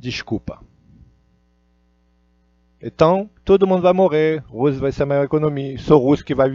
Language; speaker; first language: Portuguese; non-native, fluent; Russian